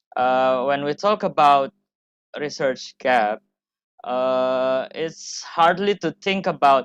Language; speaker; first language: English; non-native, fluent; Indonesian